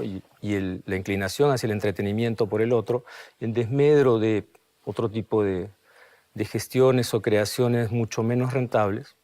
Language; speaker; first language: Spanish; native; Spanish